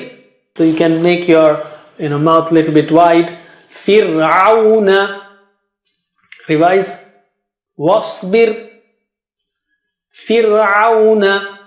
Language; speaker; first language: English; non-native, fluent; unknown